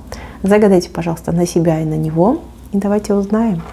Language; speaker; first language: Russian; native; Russian